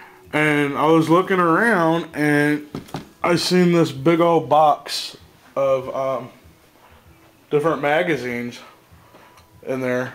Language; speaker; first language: English; native; English